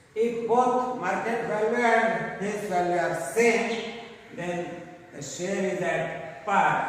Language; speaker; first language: English; non-native, local second language; Marathi